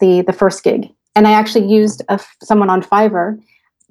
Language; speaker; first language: English; native; English